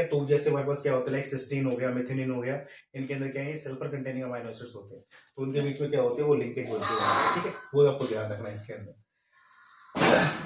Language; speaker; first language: Hindi; native; Hindi